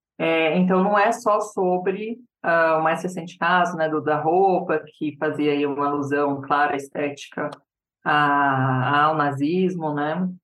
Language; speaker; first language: Portuguese; native; Portuguese